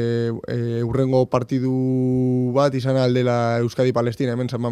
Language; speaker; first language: Basque; non-native, local second language; Spanish